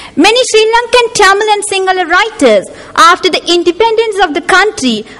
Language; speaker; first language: English; non-native, local second language; Tamil